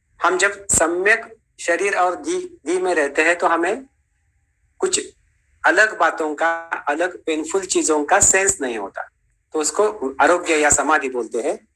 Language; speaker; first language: Hindi; non-native, local second language; Marathi